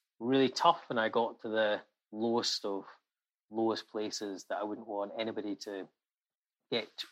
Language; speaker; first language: English; native; English